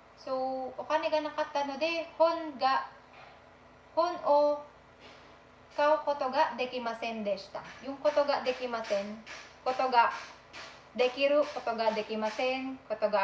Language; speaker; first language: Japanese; non-native, fluent; Filipino